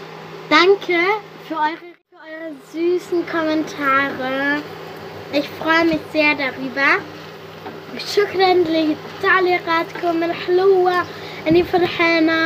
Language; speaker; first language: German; early bilingual, other home language; Arabic